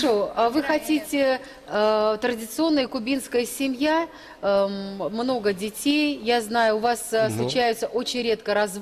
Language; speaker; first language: Russian; native; Russian